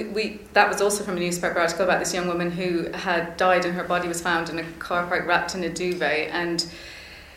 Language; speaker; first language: English; native; English